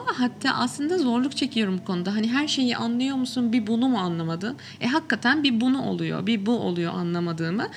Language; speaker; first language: Turkish; early bilingual, other home language; Arabic